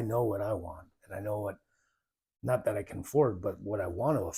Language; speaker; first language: English; native; English